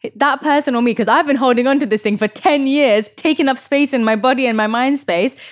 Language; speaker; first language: English; early bilingual, other home language; Hindi